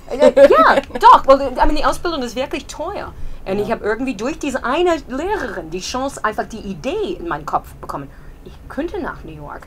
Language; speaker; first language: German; non-native, fluent; English